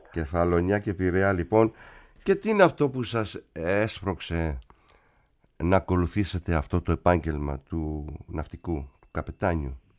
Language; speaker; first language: Greek; native; Greek